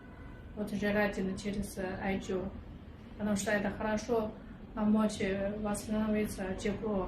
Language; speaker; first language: Russian; non-native, learner; Chinese